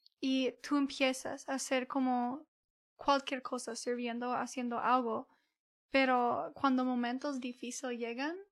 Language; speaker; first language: Spanish; early bilingual, heritage; English